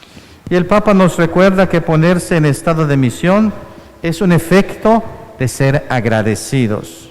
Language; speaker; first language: Spanish; native; Spanish